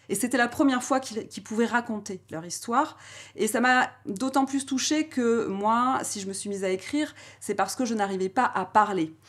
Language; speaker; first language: French; native; French